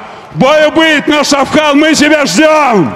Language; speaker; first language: Russian; native; Russian